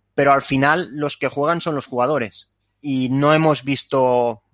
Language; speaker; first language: Spanish; native; Spanish